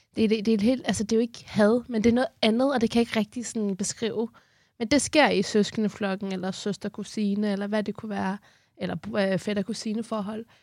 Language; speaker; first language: Danish; early bilingual, other home language; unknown